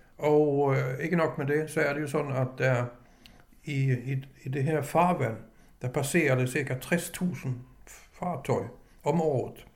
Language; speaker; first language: Danish; native; Danish